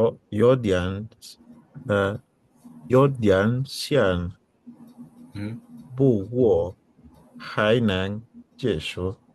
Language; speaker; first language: Chinese; non-native, learner; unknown